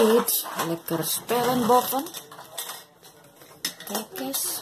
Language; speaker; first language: Dutch; non-native, learner; Indonesian